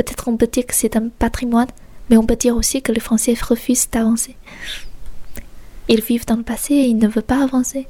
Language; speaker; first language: French; non-native, fluent; Chinese